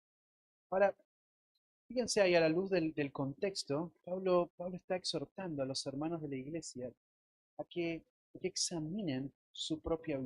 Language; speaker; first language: Spanish; native; Spanish